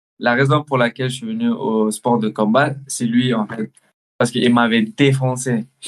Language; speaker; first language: French; early bilingual, other home language; Chechen